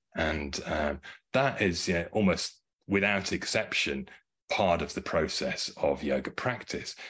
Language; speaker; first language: English; native; English